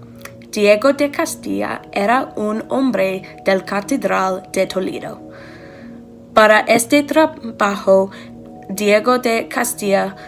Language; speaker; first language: Spanish; non-native, learner; English